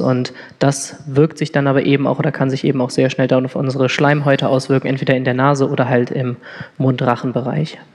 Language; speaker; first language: German; native; German